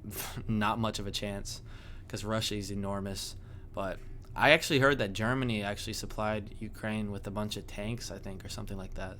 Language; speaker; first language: English; native; English